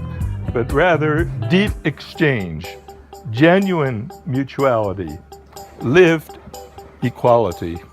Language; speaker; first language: English; native; English